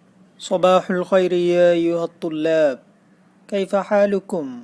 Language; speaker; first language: Arabic; non-native, fluent; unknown